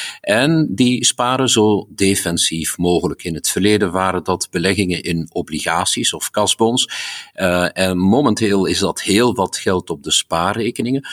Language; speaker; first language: Dutch; native; Dutch